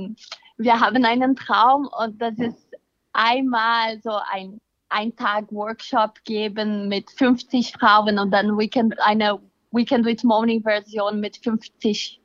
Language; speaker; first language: German; non-native, fluent; Portuguese